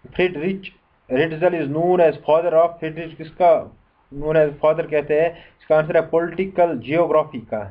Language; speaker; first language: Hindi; non-native, local second language; Kashmiri